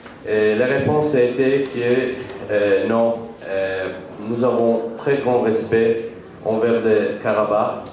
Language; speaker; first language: French; non-native, learner; Azerbaijani